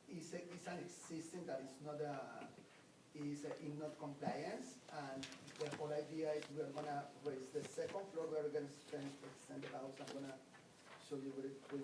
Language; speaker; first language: English; non-native, fluent; Spanish